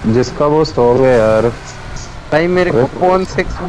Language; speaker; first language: Hindi; non-native, local second language; Gujarati